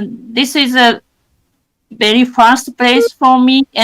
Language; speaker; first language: English; non-native, learner; Japanese